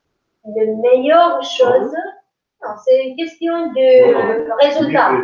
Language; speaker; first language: French; non-native, learner; English